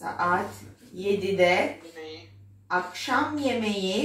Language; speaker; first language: Turkish; non-native, fluent; Arabic